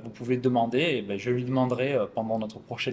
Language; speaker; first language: French; native; French